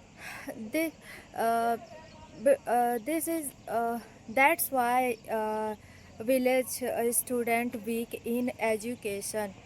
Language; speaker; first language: English; non-native, learner; Hindi